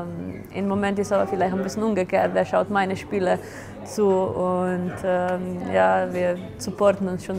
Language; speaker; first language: German; non-native, fluent; Slovenian